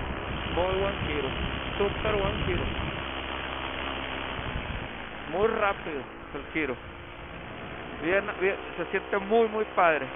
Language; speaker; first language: Spanish; native; Spanish